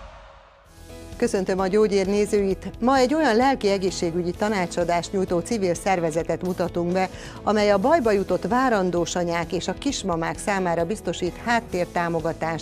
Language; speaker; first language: Hungarian; native; Hungarian